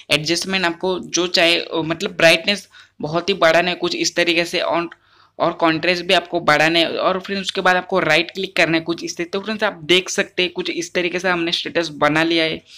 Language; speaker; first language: Hindi; non-native, local second language; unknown